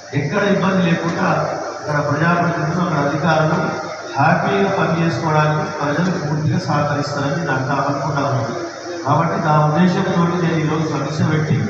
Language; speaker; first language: Telugu; native; Telugu